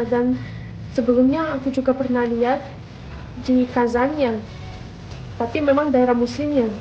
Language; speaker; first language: Indonesian; non-native, fluent; Russian